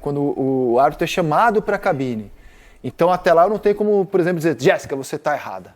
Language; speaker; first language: Portuguese; native; Portuguese